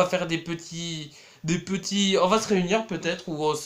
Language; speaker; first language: French; native; French